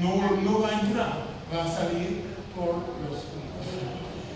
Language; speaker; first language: Spanish; non-native, fluent; French